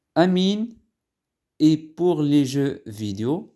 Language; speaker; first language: French; non-native, local second language; Arabic